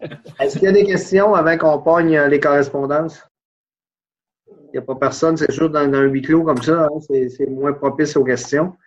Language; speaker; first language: French; native; French